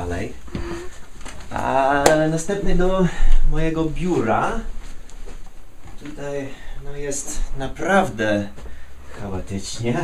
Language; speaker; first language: Polish; non-native, learner; English